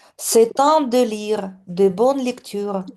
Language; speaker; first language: French; non-native, fluent; Russian